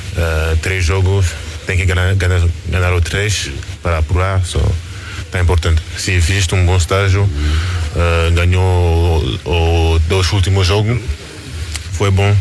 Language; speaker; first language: Portuguese; early bilingual, heritage; French